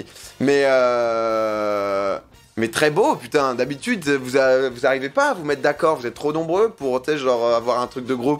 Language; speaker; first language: French; native; French